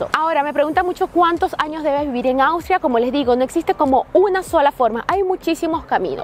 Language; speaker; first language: Spanish; native; Spanish